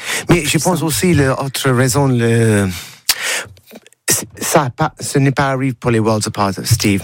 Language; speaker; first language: French; non-native, learner; English